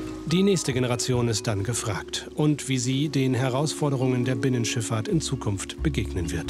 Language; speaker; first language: German; native; German